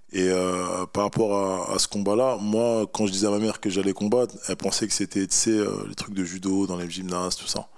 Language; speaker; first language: French; native; French